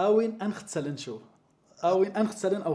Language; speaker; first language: Mongolian; non-native, learner; Arabic